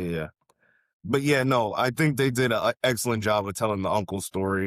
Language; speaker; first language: English; native; English